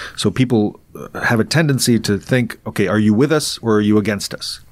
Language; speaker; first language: English; non-native, fluent; Russian